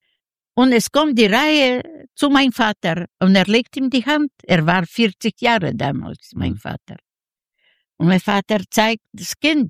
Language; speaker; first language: German; non-native, learner; Yiddish